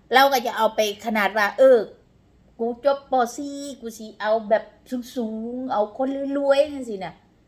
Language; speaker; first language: Thai; non-native, local second language; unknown